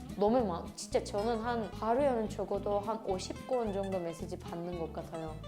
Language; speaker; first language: Korean; non-native, fluent; Turkish